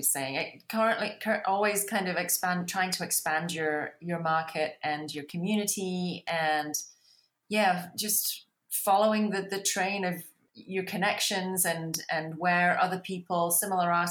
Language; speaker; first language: English; native; English